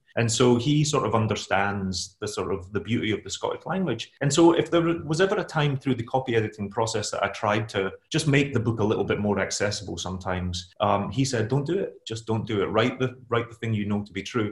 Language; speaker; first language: English; native; English